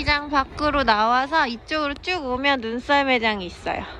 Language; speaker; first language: Korean; native; Korean